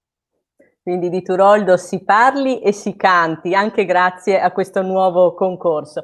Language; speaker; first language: Italian; native; Italian